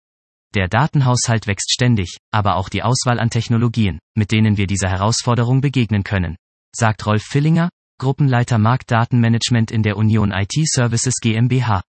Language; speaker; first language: German; native; German